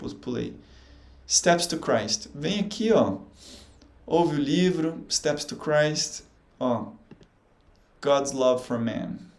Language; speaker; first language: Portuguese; native; Portuguese